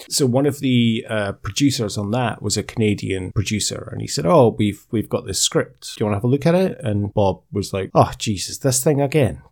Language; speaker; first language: English; native; English